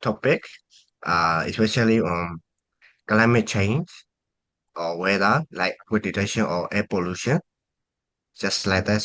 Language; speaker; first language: English; non-native, fluent; Burmese